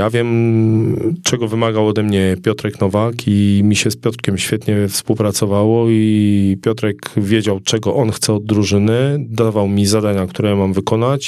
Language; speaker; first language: Polish; native; Polish